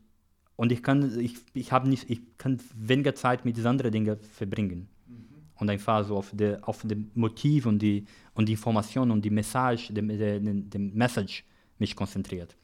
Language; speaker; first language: German; non-native, learner; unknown